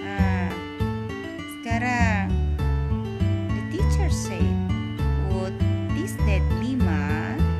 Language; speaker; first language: English; non-native, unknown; Indonesian